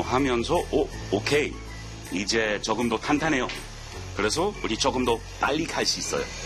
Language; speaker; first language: Korean; non-native, fluent; English